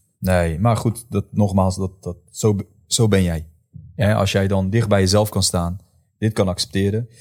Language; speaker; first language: Dutch; native; Dutch